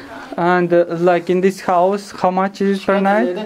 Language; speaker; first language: English; non-native, learner; Romanian